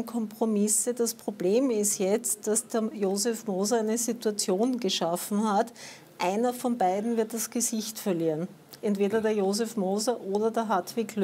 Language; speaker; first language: German; native; German